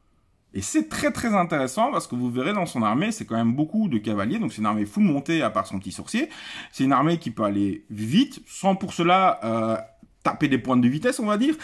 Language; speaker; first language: French; native; French